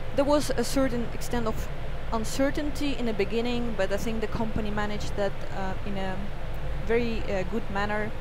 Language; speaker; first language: English; non-native, fluent; Estonian